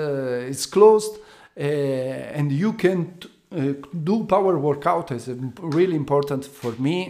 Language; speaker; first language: English; non-native, learner; Italian